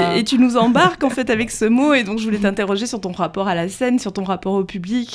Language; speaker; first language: French; native; French